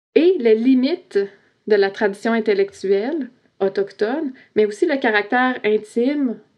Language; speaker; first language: French; native; French